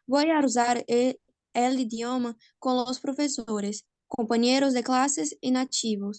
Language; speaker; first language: Spanish; non-native, learner; Portuguese